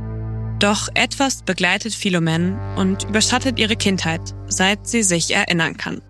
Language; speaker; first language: German; native; German